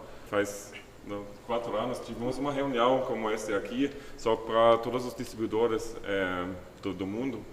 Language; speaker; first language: Portuguese; non-native, fluent; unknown